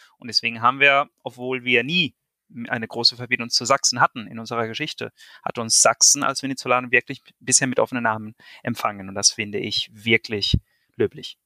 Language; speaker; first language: German; non-native, fluent; Spanish